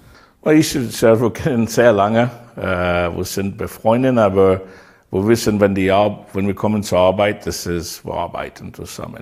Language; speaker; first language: German; non-native, learner; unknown